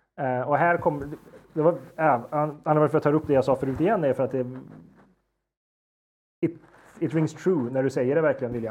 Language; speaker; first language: Swedish; native; Swedish